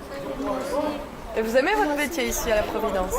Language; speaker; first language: French; native; French